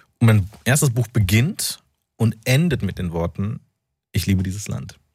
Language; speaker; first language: German; early bilingual, other home language; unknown